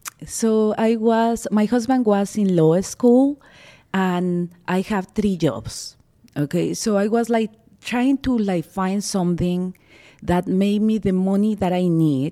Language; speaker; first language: English; non-native, fluent; Spanish